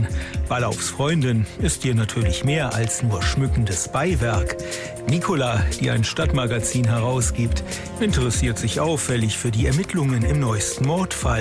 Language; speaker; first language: German; native; German